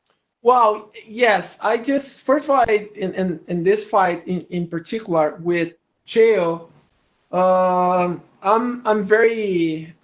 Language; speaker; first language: English; non-native, learner; Portuguese